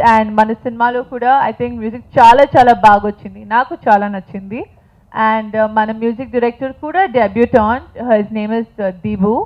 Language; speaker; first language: Telugu; non-native, fluent; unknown